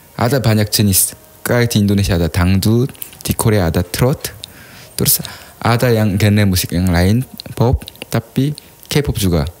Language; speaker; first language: Indonesian; non-native, fluent; Korean